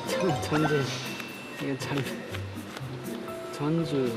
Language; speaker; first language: Korean; non-native, fluent; Nepali